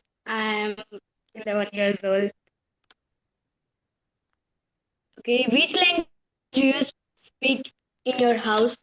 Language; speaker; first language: English; non-native, learner; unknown